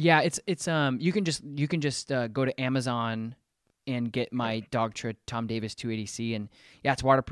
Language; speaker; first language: English; native; English